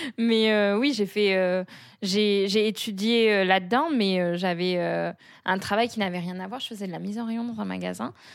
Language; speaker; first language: French; native; French